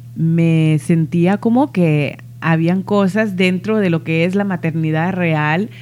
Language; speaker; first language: Spanish; early bilingual, heritage; Spanish